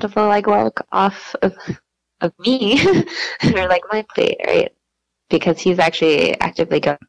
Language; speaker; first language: English; native; English